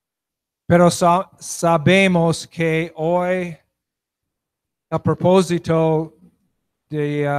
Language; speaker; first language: Spanish; non-native, learner; English